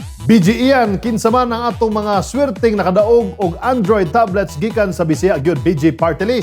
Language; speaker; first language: Cebuano; native; Cebuano